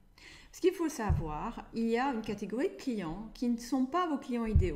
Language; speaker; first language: French; native; French